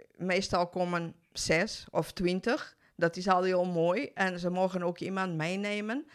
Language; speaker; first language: Dutch; non-native, fluent; Portuguese